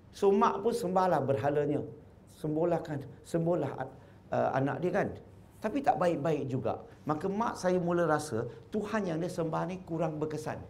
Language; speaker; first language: Malay; non-native, local second language; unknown